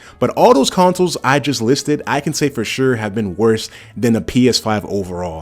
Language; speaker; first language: English; native; English